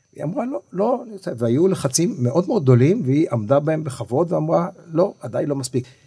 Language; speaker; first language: Hebrew; native; Hebrew